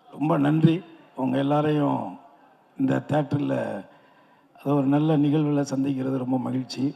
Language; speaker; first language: Tamil; native; Tamil